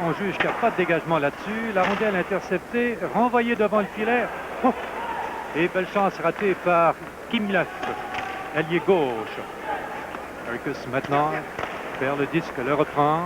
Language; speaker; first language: French; native; French